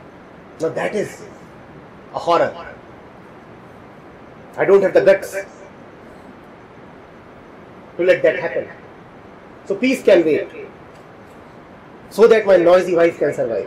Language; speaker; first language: English; non-native, local second language; Hindi